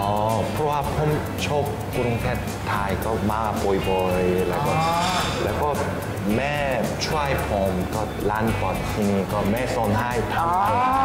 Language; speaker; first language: Thai; non-native, learner; Korean